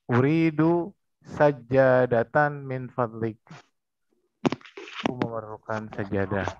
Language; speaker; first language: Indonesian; native; Indonesian